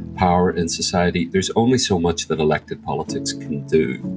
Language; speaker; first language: English; native; English